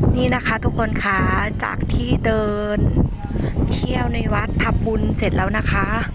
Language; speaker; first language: Thai; native; Thai